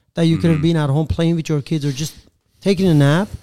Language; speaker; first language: English; non-native, fluent; Persian